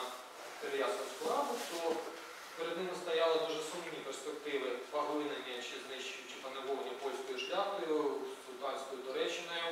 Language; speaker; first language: Ukrainian; native; Ukrainian